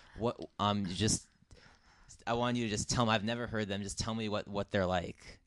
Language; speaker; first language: English; native; English